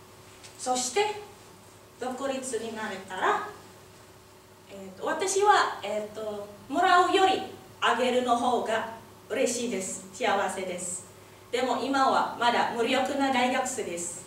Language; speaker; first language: Japanese; non-native, learner; Indonesian